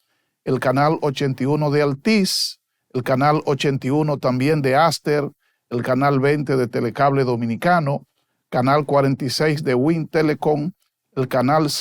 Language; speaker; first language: Spanish; native; Spanish